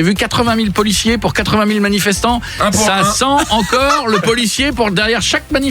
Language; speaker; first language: French; native; French